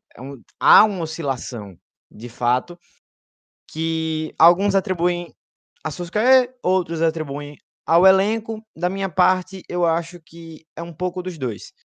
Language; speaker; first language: Portuguese; native; Portuguese